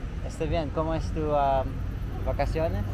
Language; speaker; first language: Spanish; non-native, learner; Filipino